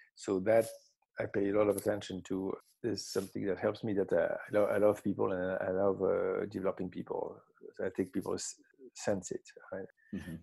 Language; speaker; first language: English; non-native, fluent; French